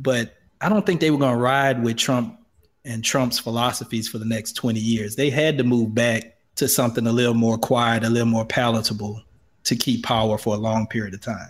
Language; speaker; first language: English; native; English